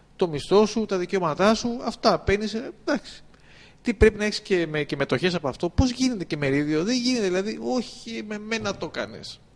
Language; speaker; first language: Greek; native; Greek